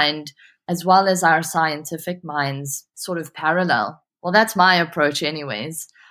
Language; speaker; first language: English; native; English